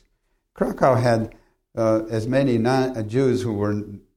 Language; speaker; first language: English; early bilingual, other home language; Polish